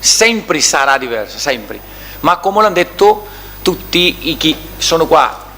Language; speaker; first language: Italian; non-native, fluent; Portuguese